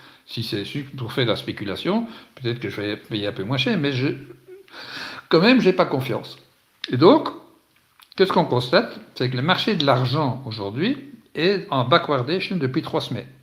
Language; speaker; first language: French; native; French